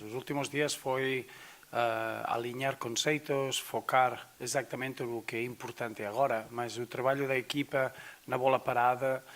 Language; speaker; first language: Portuguese; non-native, fluent; Spanish